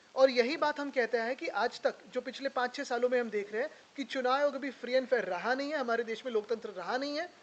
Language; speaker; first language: Hindi; non-native, local second language; Marathi